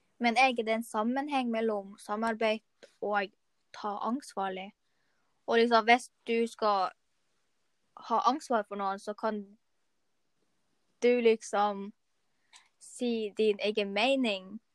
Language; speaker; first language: Norwegian; non-native, learner; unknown